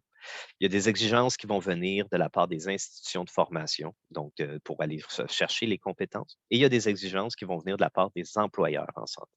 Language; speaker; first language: French; native; French